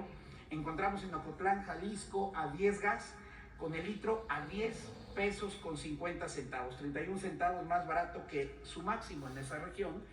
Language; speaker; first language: Spanish; native; Spanish